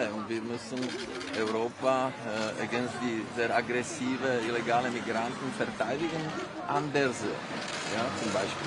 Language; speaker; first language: German; non-native, fluent; Czech